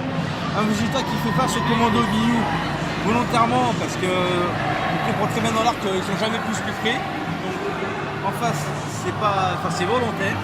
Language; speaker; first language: French; native; French